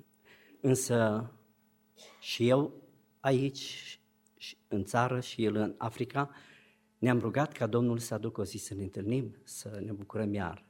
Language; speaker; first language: Romanian; native; Romanian